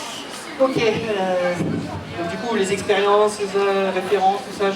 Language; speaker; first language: French; native; French